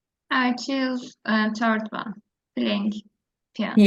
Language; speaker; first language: English; non-native, learner; Turkish